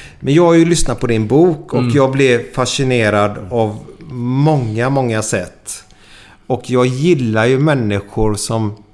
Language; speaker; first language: Swedish; native; Swedish